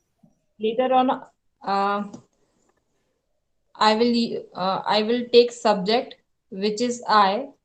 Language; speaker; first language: English; non-native, learner; Hindi